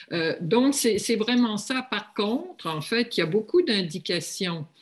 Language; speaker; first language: French; native; French